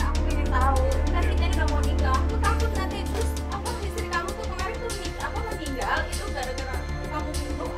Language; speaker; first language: Indonesian; native; Indonesian